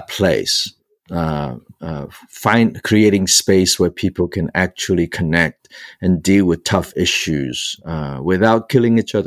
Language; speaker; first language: English; non-native, local second language; Cantonese